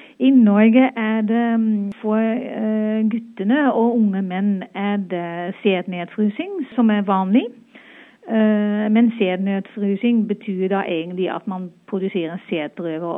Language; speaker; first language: Norwegian; non-native, fluent; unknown